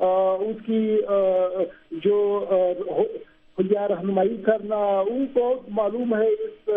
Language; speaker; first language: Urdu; non-native, fluent; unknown